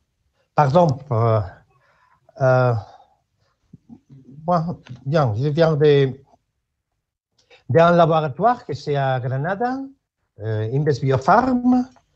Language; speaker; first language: French; non-native, learner; Spanish